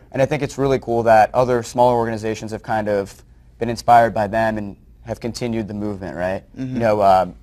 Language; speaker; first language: English; native; English